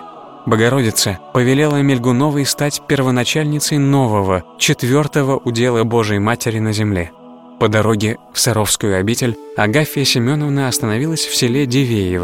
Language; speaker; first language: Russian; native; Russian